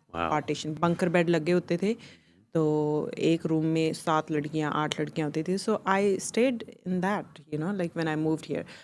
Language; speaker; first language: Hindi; non-native, local second language; Punjabi